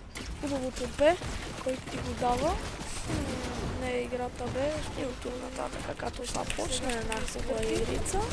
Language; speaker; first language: Bulgarian; native; Bulgarian